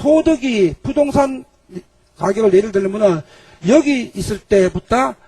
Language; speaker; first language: Korean; native; Korean